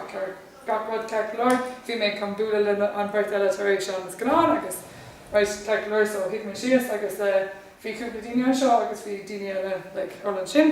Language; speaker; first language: Irish; non-native, learner; English